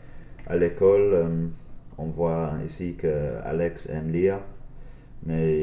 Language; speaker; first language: French; non-native, learner; English